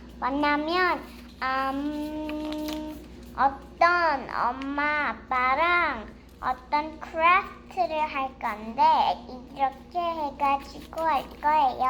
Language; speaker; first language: Korean; early bilingual, heritage; Korean